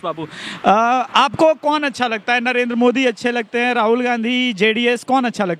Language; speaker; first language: Hindi; native; Hindi